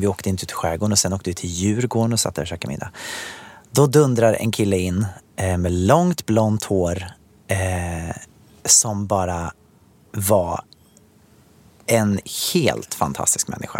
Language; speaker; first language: Swedish; native; Swedish